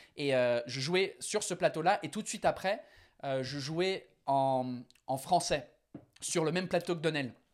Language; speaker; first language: French; non-native, fluent; English